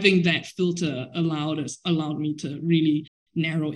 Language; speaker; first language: English; native; English